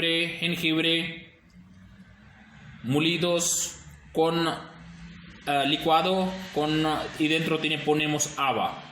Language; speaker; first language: Spanish; non-native, learner; Urdu